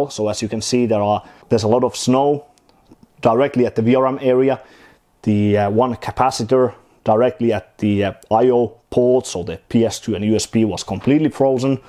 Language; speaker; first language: English; non-native, fluent; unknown